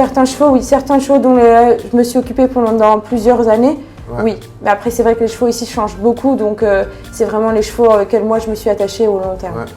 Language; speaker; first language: French; native; French